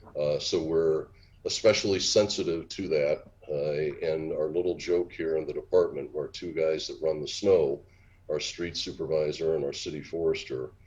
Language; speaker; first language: English; native; English